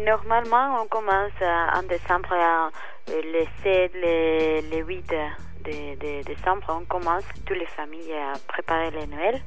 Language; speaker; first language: French; non-native, fluent; Spanish